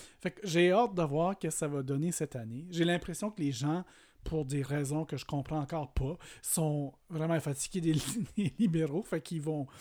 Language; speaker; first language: French; native; French